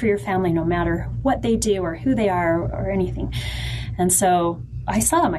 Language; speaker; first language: English; native; English